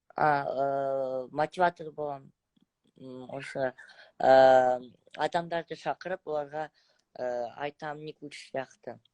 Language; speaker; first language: Kazakh; non-native, local second language; Russian